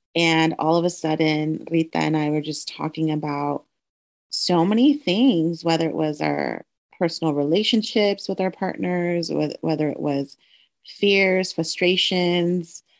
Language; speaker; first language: English; early bilingual, other home language; Spanish